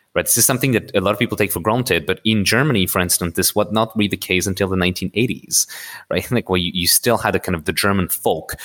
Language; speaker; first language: English; early bilingual, other home language; Arabic